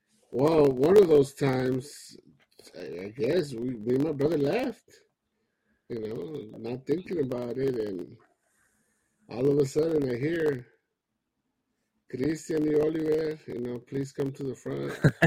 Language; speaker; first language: English; early bilingual, other home language; Spanish